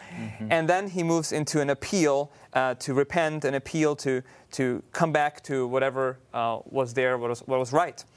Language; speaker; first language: English; non-native, fluent; German